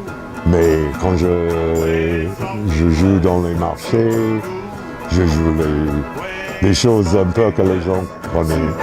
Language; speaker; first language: French; non-native, fluent; English